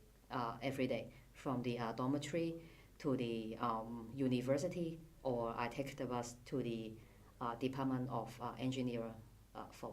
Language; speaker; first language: English; non-native, fluent; Cantonese